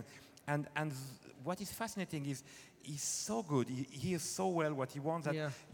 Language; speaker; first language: English; non-native, fluent; French